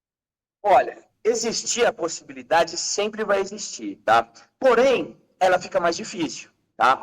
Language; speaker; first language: Portuguese; native; Portuguese